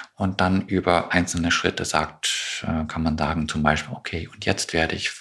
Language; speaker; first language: German; non-native, fluent; English